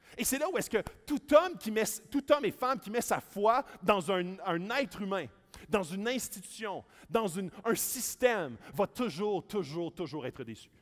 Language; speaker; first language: French; native; French